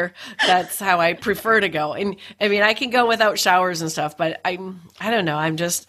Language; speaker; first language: English; native; English